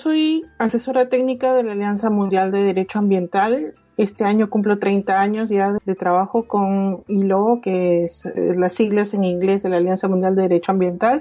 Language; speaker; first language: Spanish; native; Spanish